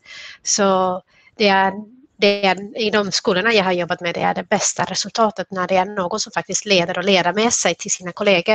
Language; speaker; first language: Swedish; non-native, fluent; Spanish